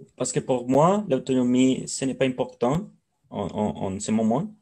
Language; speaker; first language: French; non-native, learner; Spanish